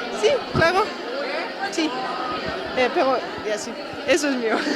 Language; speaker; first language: Spanish; non-native, learner; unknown